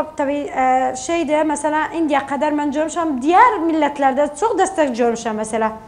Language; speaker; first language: Turkish; native; Turkish